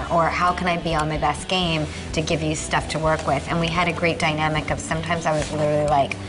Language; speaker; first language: English; native; English